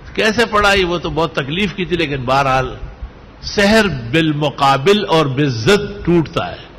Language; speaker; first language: Urdu; non-native, local second language; Pashto